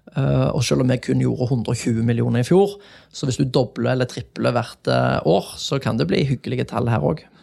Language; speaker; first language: Norwegian; native; Norwegian